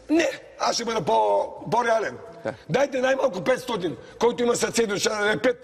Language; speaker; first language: Bulgarian; native; Bulgarian